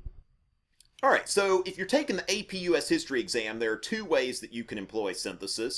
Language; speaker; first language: English; native; English